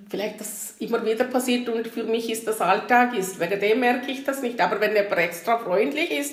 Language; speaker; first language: German; non-native, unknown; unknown